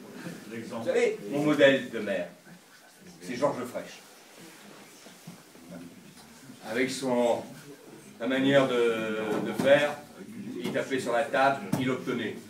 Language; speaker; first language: French; native; French